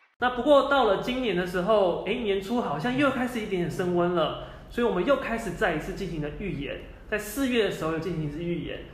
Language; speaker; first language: Chinese; native; Chinese